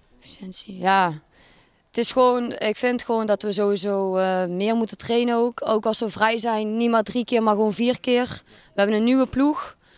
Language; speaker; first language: Dutch; native; Dutch